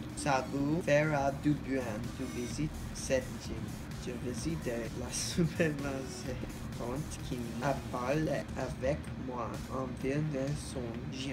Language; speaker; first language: French; non-native, learner; English